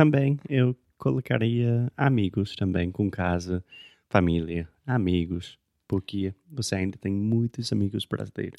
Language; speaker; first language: Portuguese; non-native, fluent; English